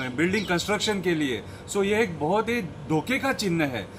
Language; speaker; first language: Hindi; non-native, local second language; Konkani